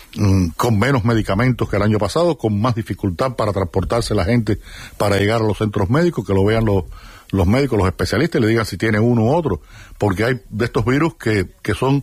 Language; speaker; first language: Spanish; native; Spanish